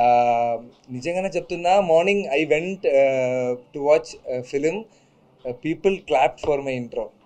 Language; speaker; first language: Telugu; non-native, learner; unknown